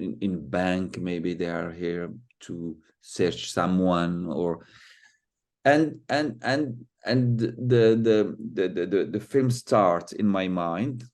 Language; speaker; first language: English; non-native, fluent; Arabic